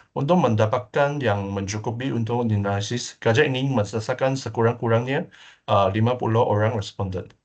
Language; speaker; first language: Malay; non-native, local second language; Chinese